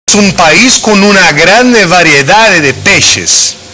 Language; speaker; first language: Spanish; non-native, learner; Portuguese